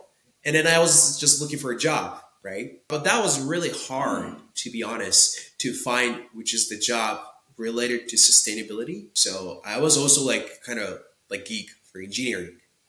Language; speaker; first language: English; non-native, fluent; Japanese